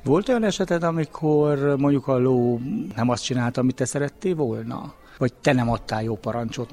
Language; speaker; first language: Hungarian; native; Hungarian